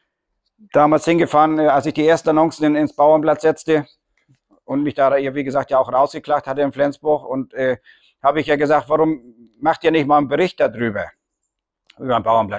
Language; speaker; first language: German; native; German